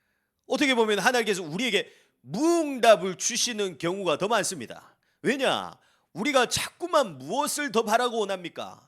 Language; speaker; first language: Korean; native; Korean